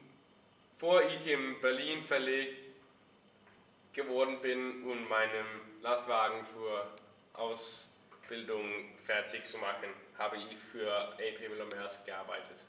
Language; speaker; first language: German; non-native, learner; Danish